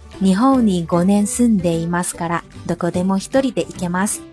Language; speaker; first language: Japanese; non-native, fluent; Chinese